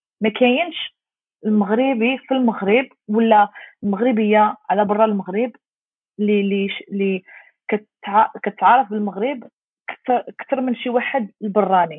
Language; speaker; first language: Arabic; early bilingual, heritage; Arabic